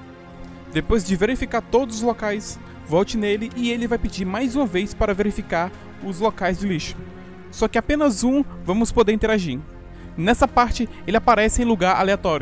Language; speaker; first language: Portuguese; native; Portuguese